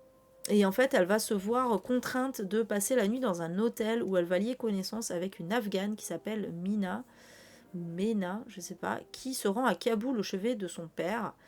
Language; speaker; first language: French; native; French